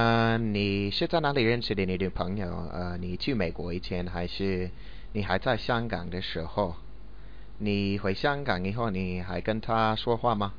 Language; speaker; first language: Chinese; non-native, learner; English